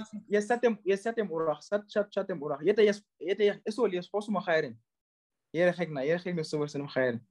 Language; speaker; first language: Armenian; non-native, learner; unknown